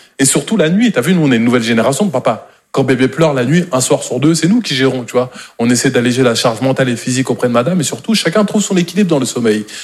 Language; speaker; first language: French; native; French